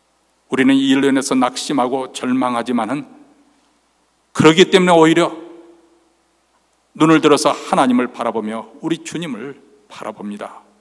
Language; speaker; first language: Korean; native; Korean